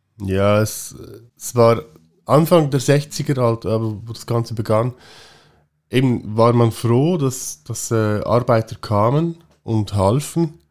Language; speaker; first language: German; native; German